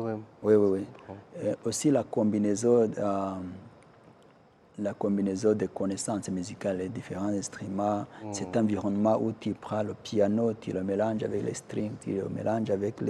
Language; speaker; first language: French; non-native, local second language; Kinyarwanda